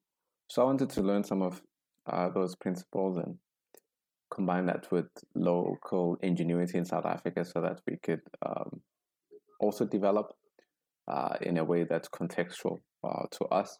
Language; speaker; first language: English; non-native, local second language; Zulu